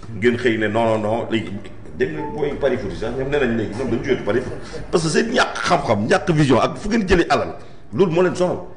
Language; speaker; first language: Wolof; non-native, local second language; Jola-Fonyi